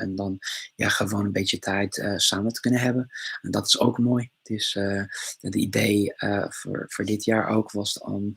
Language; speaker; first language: Dutch; non-native, fluent; English